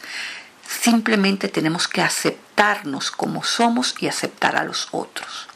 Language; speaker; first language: Spanish; native; Spanish